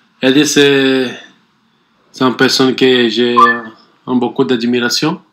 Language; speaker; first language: French; non-native, learner; Portuguese